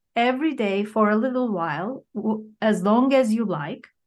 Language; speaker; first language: English; non-native, fluent; Turkish